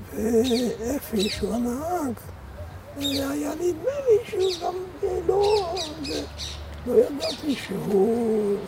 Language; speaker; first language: Hebrew; non-native, fluent; Polish